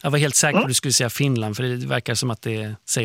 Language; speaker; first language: Swedish; native; Swedish